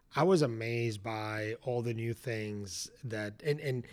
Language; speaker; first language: English; non-native, fluent; Spanish